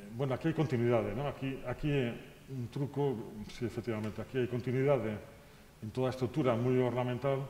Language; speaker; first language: Spanish; non-native, local second language; Galician